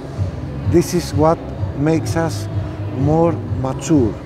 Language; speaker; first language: English; non-native, fluent; Greek